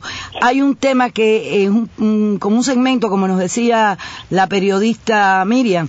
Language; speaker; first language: Spanish; native; Spanish